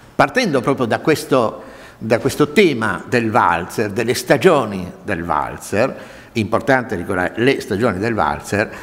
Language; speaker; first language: Italian; native; Italian